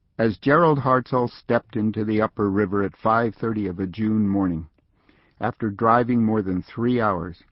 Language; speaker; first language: English; native; English